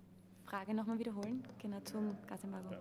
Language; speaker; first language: German; native; German